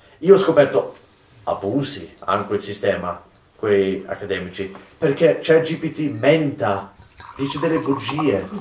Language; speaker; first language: Italian; non-native, fluent; English